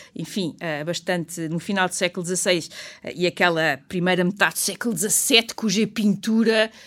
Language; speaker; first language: Portuguese; native; Portuguese